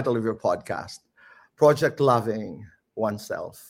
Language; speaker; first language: English; non-native, local second language; Filipino